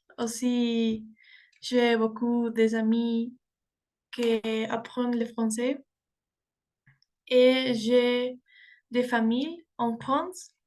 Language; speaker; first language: French; non-native, learner; Spanish